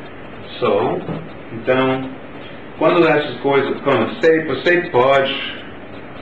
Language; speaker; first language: Portuguese; non-native, learner; English